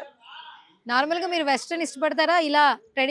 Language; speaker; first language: Telugu; native; Telugu